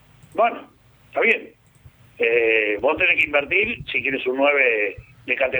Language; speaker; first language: Spanish; native; Spanish